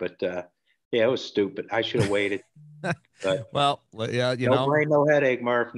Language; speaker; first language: English; native; English